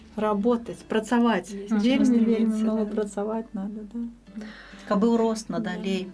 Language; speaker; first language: Belarusian; native; Belarusian